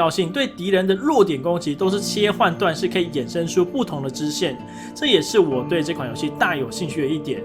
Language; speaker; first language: Chinese; native; Chinese